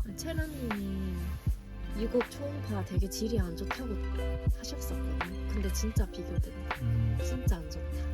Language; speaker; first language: Korean; native; Korean